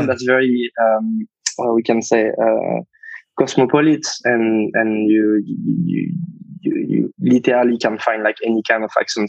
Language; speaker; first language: English; non-native, fluent; French